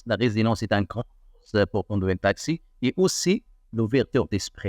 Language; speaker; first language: French; non-native, learner; Arabic